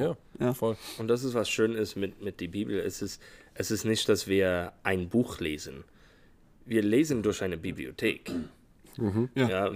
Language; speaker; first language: German; non-native, fluent; English